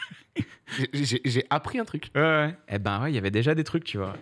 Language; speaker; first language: French; native; French